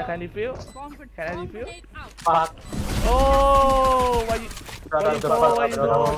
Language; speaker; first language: English; non-native, learner; Thai